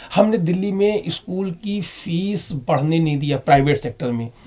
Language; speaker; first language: Hindi; native; Hindi